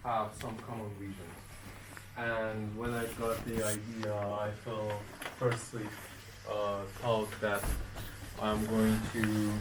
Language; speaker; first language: English; non-native, fluent; Persian